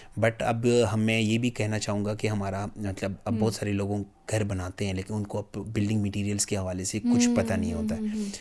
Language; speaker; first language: Urdu; non-native, local second language; Pashto